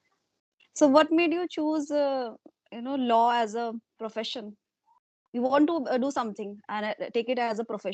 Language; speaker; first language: English; non-native, local second language; Hindi